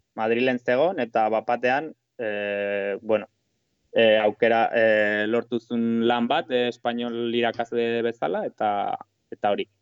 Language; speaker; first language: Basque; non-native, local second language; Spanish